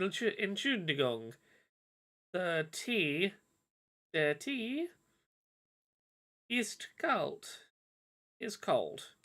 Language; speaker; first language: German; non-native, learner; English